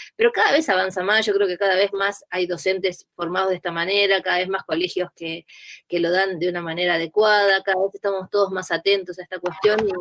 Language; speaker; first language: Spanish; native; Spanish